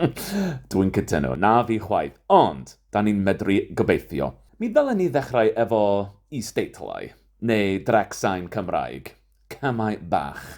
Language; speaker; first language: Welsh; non-native, fluent; English